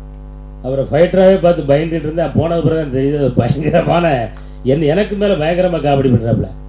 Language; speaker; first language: Tamil; native; Tamil